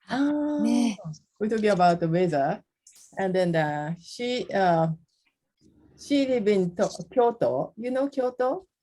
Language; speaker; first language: English; non-native, learner; Japanese